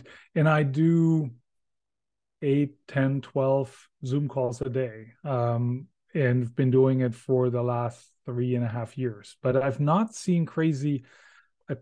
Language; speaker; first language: English; non-native, fluent; German